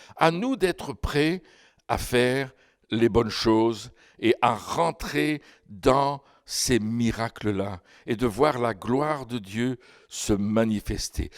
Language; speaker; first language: French; native; French